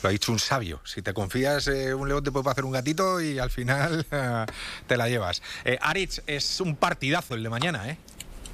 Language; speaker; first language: Spanish; native; Spanish